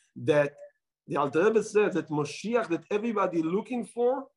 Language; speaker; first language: English; non-native, fluent; Hebrew